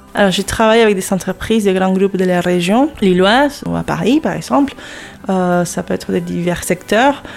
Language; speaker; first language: French; non-native, fluent; Spanish